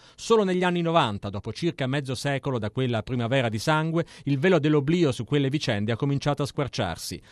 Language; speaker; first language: Italian; native; Italian